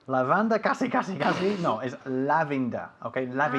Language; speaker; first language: Spanish; non-native, fluent; English